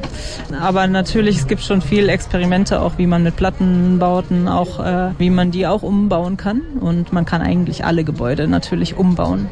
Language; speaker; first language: German; native; German